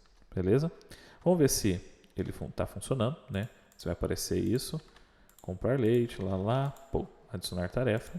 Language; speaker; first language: Portuguese; native; Portuguese